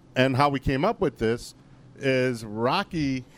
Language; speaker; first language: English; native; English